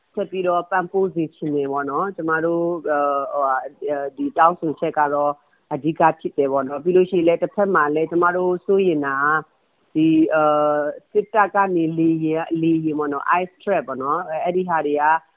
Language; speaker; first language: Burmese; non-native, local second language; S'gaw Karen